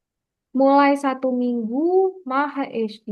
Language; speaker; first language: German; non-native, fluent; Indonesian